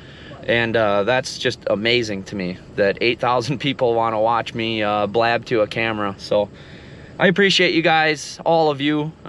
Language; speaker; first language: English; native; English